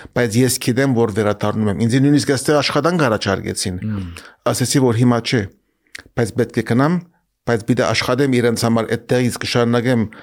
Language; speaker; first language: Armenian; early bilingual, heritage; Armenian